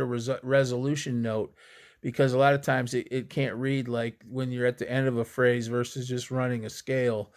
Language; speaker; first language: English; native; English